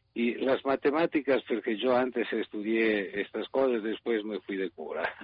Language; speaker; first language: Spanish; non-native, fluent; Italian